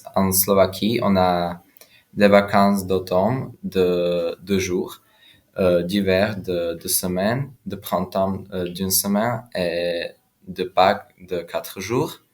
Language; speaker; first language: French; non-native, fluent; Slovak